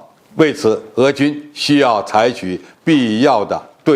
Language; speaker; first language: Chinese; native; Chinese